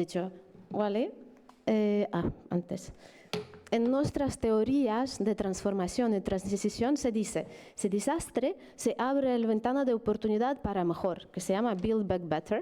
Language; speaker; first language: Spanish; non-native, fluent; Ukrainian